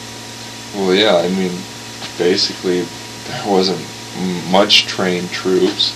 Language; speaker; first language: English; native; English